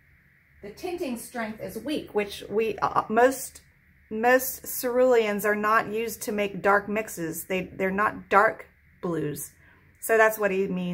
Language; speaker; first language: English; native; English